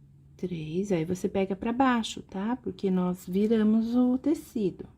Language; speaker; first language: Portuguese; native; Portuguese